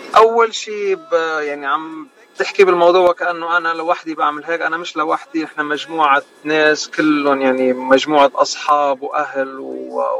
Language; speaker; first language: Arabic; native; Arabic